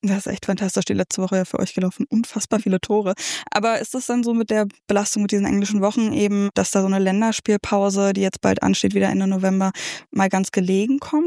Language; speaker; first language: German; native; German